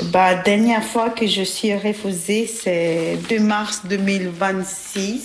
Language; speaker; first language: French; non-native, learner; Albanian